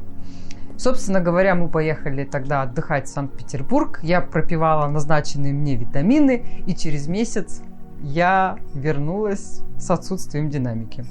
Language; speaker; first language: Russian; native; Russian